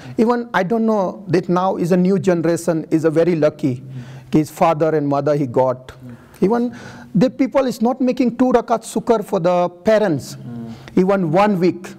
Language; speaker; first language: English; non-native, local second language; Gujarati